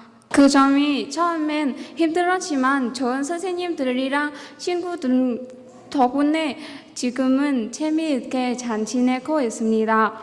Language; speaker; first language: Korean; non-native, learner; Vietnamese